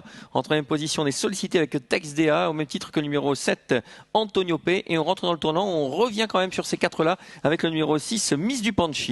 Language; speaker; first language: French; native; French